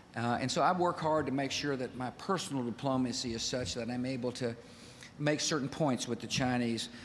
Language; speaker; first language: English; native; English